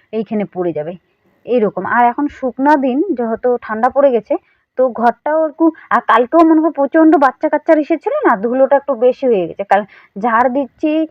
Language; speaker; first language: Bangla; non-native, local second language; Rangpuri